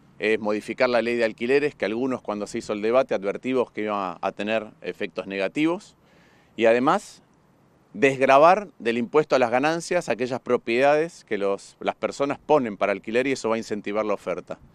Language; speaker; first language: Spanish; native; Spanish